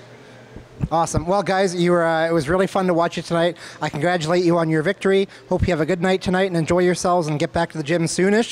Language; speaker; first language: English; native; English